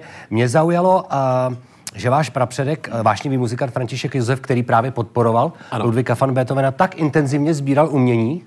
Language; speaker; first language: Czech; native; Czech